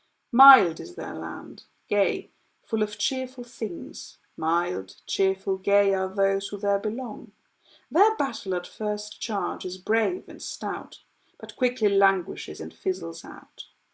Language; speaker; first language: English; non-native, fluent; Greek